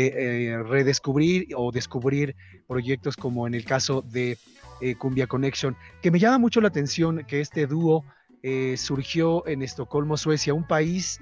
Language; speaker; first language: Spanish; native; Spanish